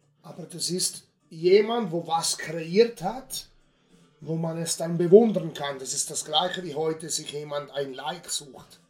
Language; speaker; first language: German; native; German